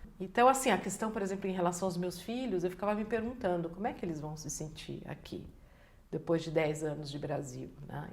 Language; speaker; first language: Portuguese; native; Portuguese